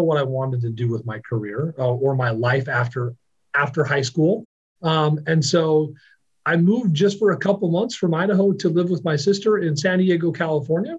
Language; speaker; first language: English; native; English